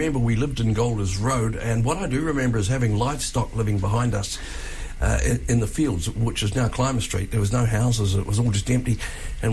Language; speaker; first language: English; native; English